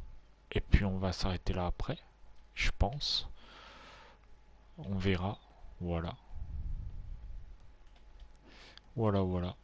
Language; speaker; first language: French; native; French